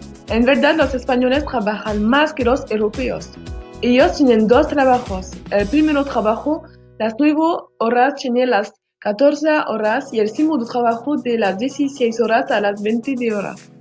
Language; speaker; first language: Spanish; non-native, learner; French